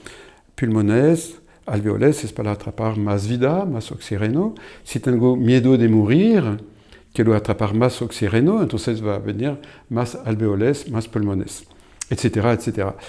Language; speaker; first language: Spanish; non-native, fluent; French